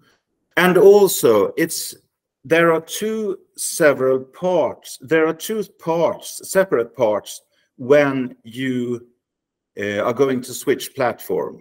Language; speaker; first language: English; non-native, fluent; Swedish